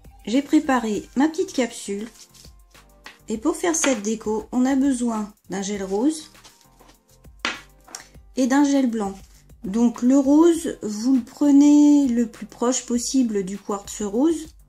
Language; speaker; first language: French; native; French